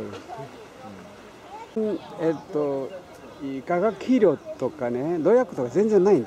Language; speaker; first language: Japanese; non-native, learner; Korean